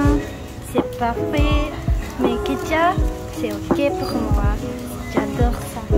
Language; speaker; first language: French; non-native, learner; Japanese